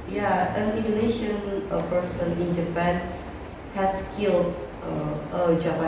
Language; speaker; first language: English; non-native, learner; Indonesian